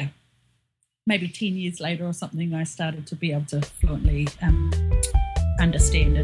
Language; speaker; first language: English; native; English